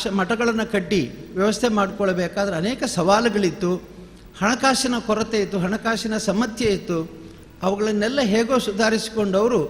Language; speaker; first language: Kannada; non-native, local second language; Tulu